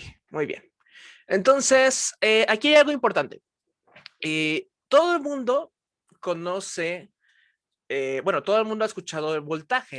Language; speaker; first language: Spanish; native; Spanish